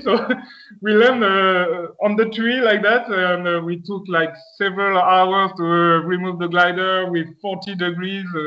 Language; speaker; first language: English; non-native, fluent; French